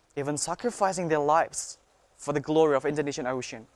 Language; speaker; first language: English; non-native, learner; Indonesian